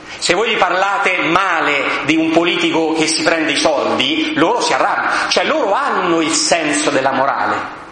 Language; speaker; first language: Italian; native; Italian